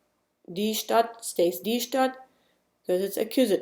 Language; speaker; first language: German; non-native, fluent; English